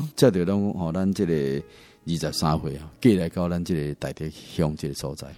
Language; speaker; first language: Min Nan Chinese; native; Min Nan Chinese